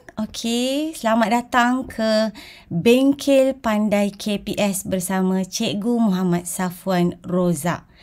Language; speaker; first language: Malay; native; Malay